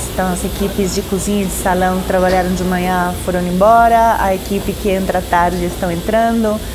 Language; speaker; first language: Portuguese; non-native, fluent; Spanish